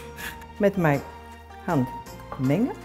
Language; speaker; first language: Dutch; non-native, learner; Japanese